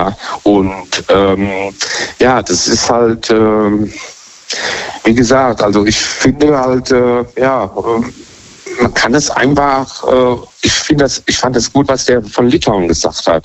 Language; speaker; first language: German; native; German